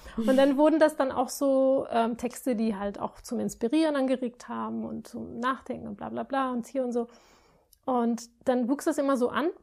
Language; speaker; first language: German; non-native, fluent; Spanish